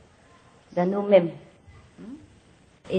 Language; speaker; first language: French; non-native, learner; Vietnamese